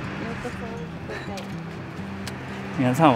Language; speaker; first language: Japanese; native; Japanese